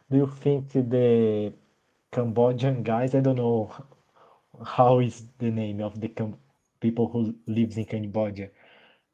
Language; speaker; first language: English; non-native, learner; Portuguese